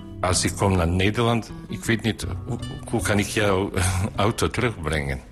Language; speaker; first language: Dutch; non-native, learner; Bosnian